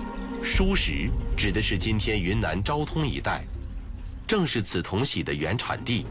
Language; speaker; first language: Chinese; native; Chinese